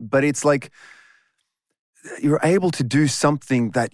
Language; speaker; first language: English; native; English